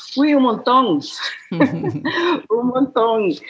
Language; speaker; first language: Spanish; early bilingual, heritage; Spanish